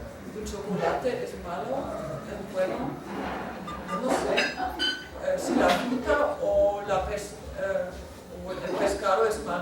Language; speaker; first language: Spanish; non-native, fluent; German